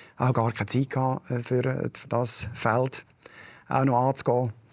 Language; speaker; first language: German; native; German